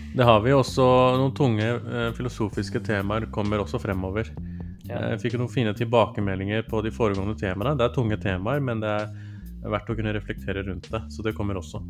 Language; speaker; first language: Norwegian; early bilingual, other home language; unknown